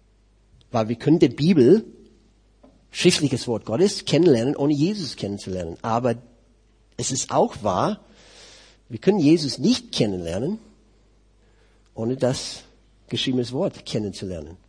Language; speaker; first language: German; non-native, fluent; English